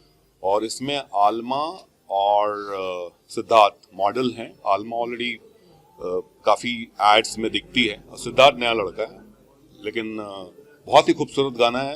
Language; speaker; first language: Hindi; native; Hindi